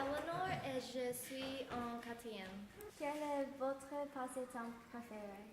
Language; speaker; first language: French; non-native, learner; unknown